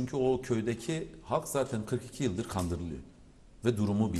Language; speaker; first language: Turkish; native; Turkish